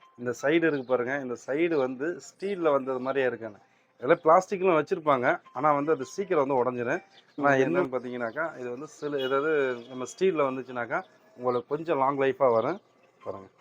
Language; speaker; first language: Tamil; native; Tamil